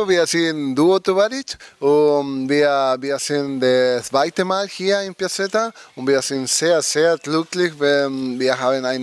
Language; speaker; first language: German; non-native, learner; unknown